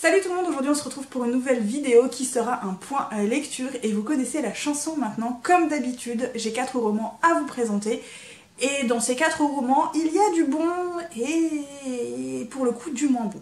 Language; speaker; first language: French; native; French